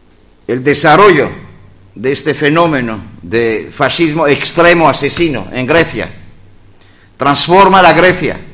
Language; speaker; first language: Spanish; non-native, learner; Greek